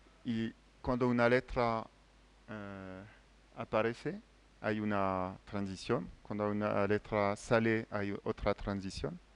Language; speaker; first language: Spanish; non-native, fluent; French